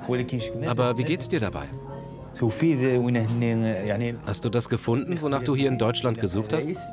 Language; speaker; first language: German; native; German